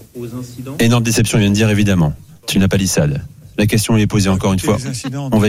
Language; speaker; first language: French; native; French